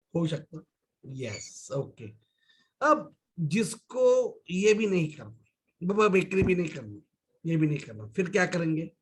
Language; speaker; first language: Hindi; non-native, local second language; Marathi